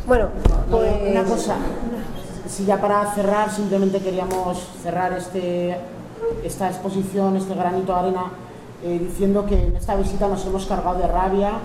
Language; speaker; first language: Spanish; native; Spanish